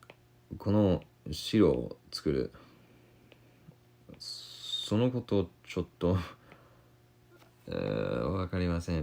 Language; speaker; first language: Japanese; non-native, learner; English